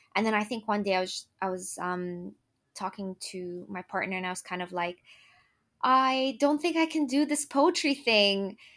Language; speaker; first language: English; non-native, fluent; Arabic